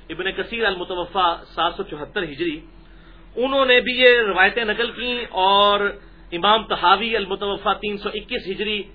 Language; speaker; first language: Urdu; native; Urdu